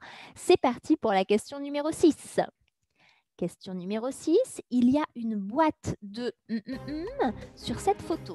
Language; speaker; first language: French; native; French